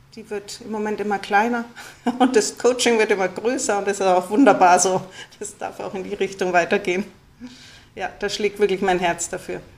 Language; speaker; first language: German; native; German